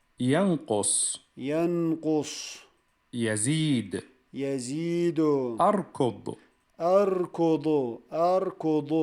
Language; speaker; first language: Arabic; non-native, fluent; Turkish